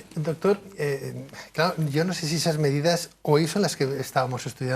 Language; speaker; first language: Spanish; native; Spanish